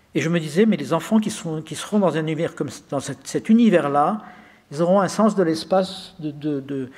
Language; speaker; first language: French; native; French